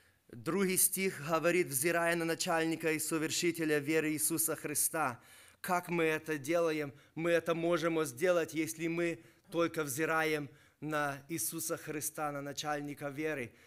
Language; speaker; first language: Russian; native; Russian